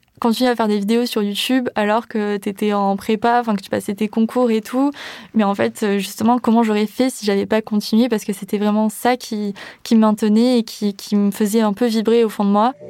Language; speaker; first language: French; native; French